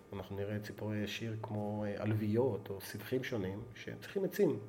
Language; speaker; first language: Hebrew; native; Hebrew